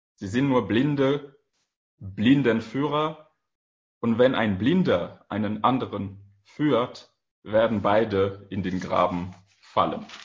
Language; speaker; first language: German; non-native, fluent; French